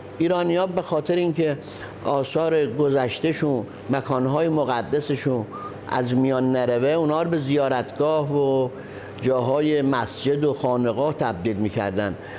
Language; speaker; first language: Persian; native; Persian